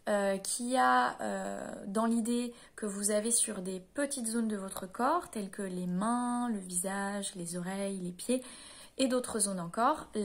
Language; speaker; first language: French; native; French